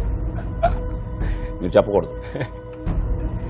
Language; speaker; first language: Telugu; native; Telugu